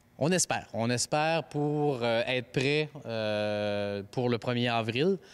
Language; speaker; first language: French; native; French